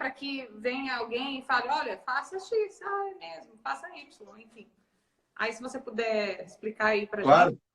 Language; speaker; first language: Portuguese; native; Portuguese